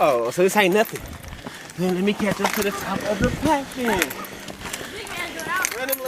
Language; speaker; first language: English; native; English